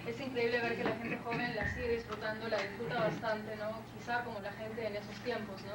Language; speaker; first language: Spanish; native; Spanish